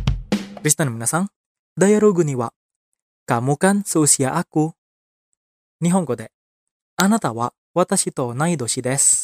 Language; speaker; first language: Japanese; non-native, fluent; Indonesian